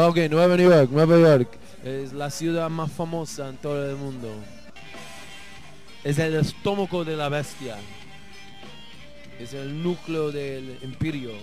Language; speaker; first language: Spanish; non-native, learner; English